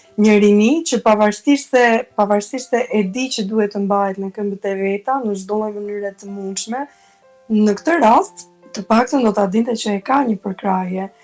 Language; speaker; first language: Albanian; native; Albanian